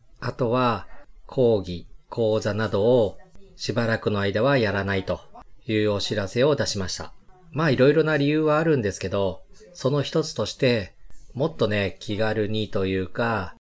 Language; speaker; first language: Japanese; native; Japanese